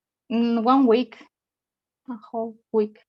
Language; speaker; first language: English; non-native, learner; Spanish